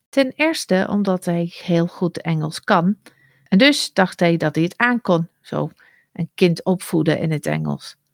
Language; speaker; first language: Dutch; non-native, fluent; English